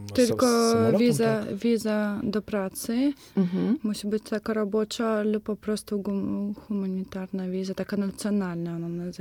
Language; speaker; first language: Polish; non-native, fluent; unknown